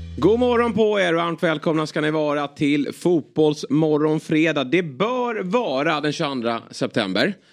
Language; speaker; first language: Swedish; native; Swedish